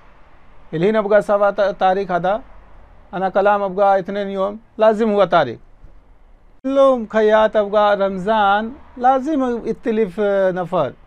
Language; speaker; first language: Arabic; non-native, learner; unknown